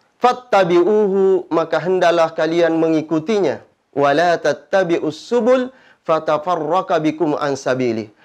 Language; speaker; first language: Malay; native; Malay